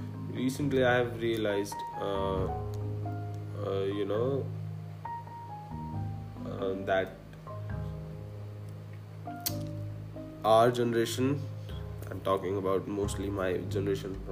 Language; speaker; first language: English; non-native, local second language; Hindi